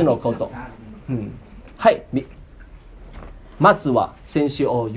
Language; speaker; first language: Japanese; non-native, learner; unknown